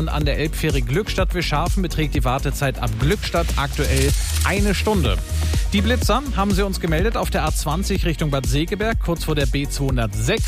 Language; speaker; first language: German; native; German